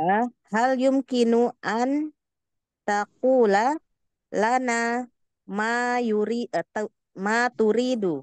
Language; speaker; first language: Arabic; non-native, learner; Indonesian